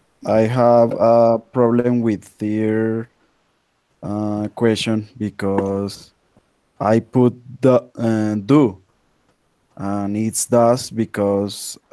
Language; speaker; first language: English; non-native, learner; Spanish